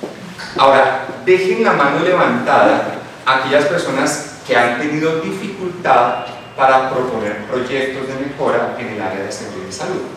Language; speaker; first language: Spanish; native; Spanish